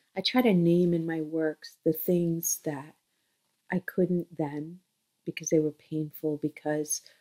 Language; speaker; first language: English; native; English